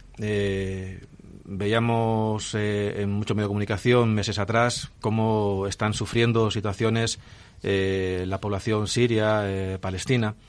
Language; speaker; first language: Spanish; native; Spanish